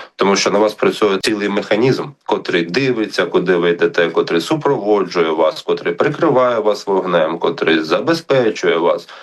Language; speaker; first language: Ukrainian; native; Ukrainian